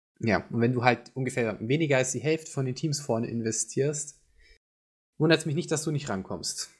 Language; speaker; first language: German; native; German